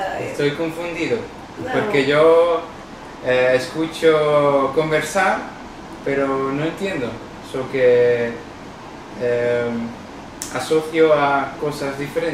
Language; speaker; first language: Portuguese; non-native, learner; Spanish